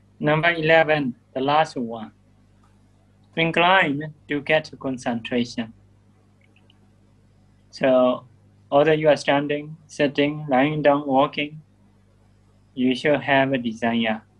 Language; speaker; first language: English; non-native, learner; Burmese